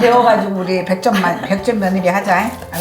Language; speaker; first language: Korean; native; Korean